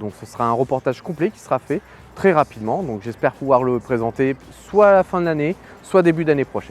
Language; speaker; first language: French; native; French